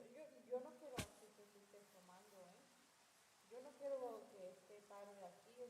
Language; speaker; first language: Spanish; native; Spanish